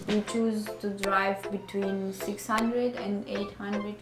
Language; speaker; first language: English; non-native, learner; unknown